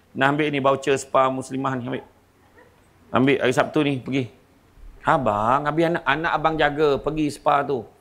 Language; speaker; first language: Malay; native; Malay